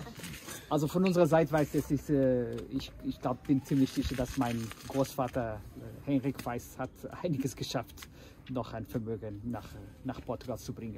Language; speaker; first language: German; early bilingual, heritage; Portuguese